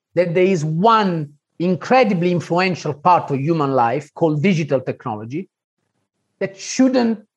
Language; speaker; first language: English; non-native, fluent; Italian